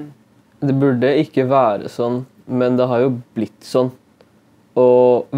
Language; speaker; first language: Norwegian; native; Norwegian